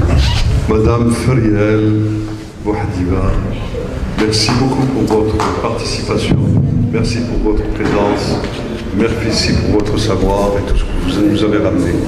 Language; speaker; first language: French; non-native, local second language; Arabic